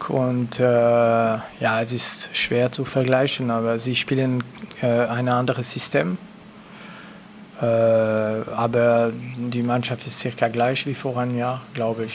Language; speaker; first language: German; non-native, local second language; French